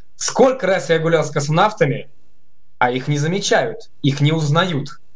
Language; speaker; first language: Russian; native; Russian